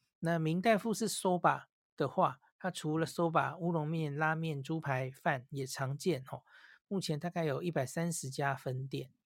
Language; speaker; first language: Chinese; native; Chinese